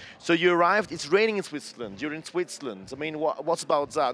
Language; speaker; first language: English; non-native, fluent; German